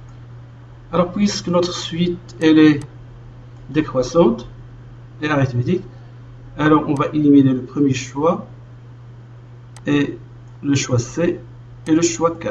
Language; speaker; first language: French; non-native, local second language; Arabic